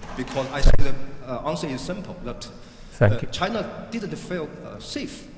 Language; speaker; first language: English; non-native, fluent; Chinese